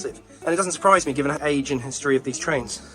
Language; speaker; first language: English; native; English